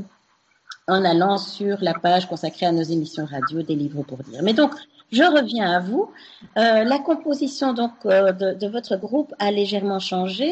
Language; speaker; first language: French; native; French